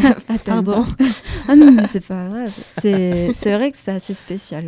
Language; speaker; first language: French; native; French